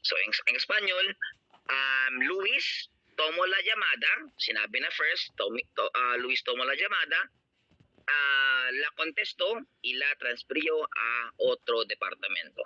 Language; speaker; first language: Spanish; non-native, learner; Filipino